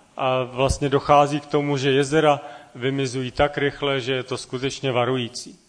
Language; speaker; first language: Czech; native; Czech